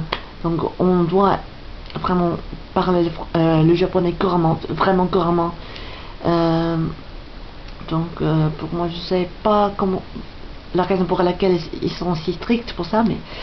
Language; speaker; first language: French; non-native, fluent; English